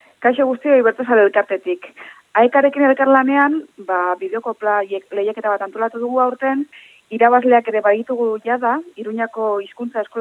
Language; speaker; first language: Basque; native; Basque